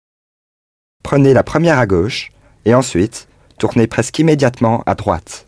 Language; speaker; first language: French; non-native, learner; English